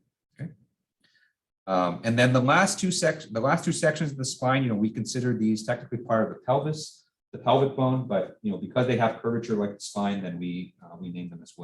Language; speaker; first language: English; native; English